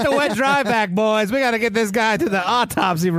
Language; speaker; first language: English; native; English